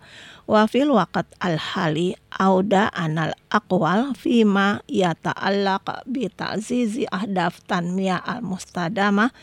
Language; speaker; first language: Arabic; non-native, fluent; Indonesian